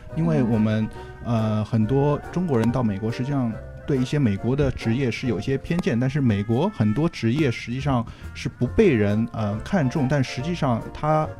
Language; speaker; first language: Chinese; native; Chinese